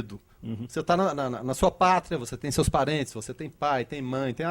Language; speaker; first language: Portuguese; native; Portuguese